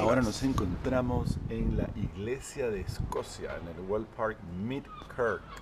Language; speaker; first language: Spanish; native; Spanish